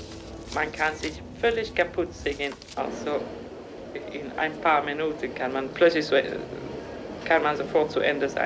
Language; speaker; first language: German; non-native, fluent; Swedish